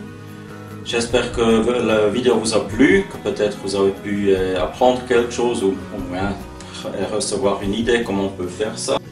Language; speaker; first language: French; non-native, local second language; German